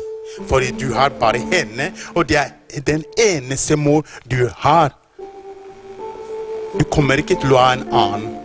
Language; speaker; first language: Norwegian; non-native, fluent; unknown